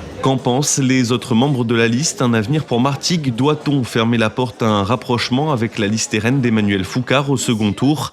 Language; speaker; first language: French; native; French